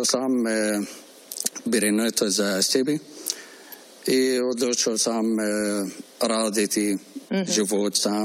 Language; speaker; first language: Croatian; non-native, learner; Arabic